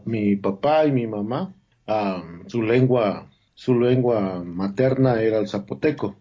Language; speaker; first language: Spanish; non-native, local second language; Zapotec